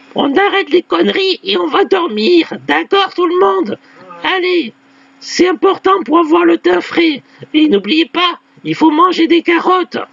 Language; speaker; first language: French; native; French